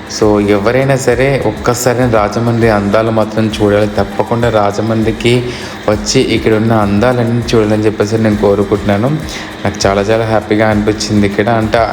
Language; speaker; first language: Telugu; native; Telugu